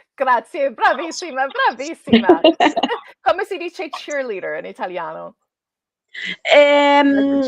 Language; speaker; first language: Italian; non-native, learner; English